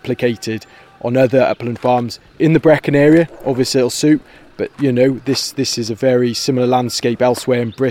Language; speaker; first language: English; native; English